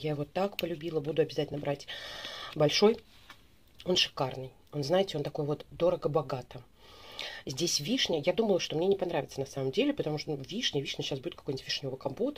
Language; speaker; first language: Russian; native; Russian